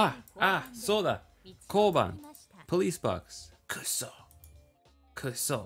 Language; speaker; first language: Japanese; non-native, learner; English